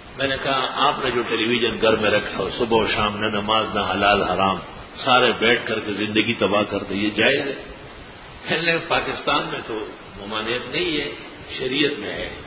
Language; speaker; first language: Urdu; non-native, local second language; Pashto